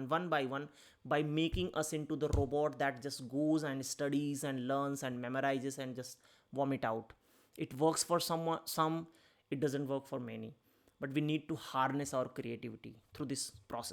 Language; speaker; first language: English; non-native, local second language; Hindi